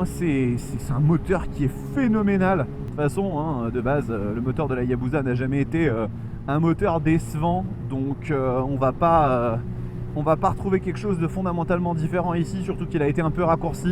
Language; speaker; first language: French; native; French